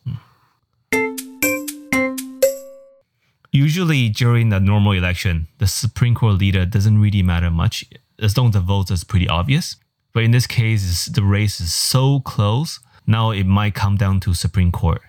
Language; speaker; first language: English; early bilingual, other home language; Chinese